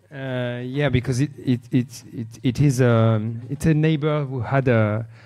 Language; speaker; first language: English; non-native, learner; French